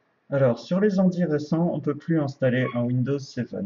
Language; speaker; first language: French; native; French